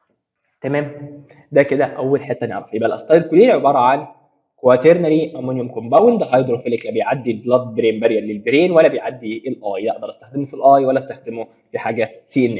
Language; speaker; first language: Arabic; native; Arabic